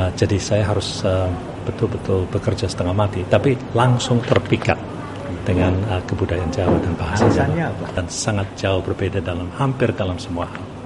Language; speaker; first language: Indonesian; non-native, fluent; English